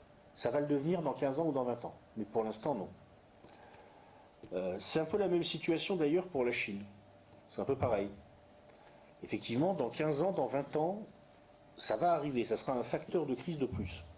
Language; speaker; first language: French; native; French